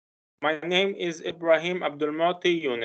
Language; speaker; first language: English; non-native, learner; Arabic